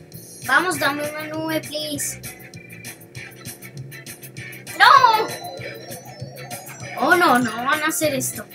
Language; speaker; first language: Spanish; early bilingual, heritage; Spanish